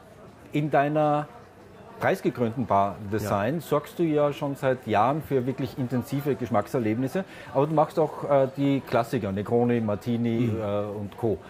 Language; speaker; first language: German; native; German